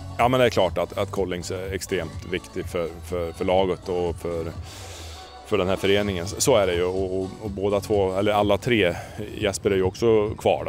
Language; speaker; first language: Swedish; native; Swedish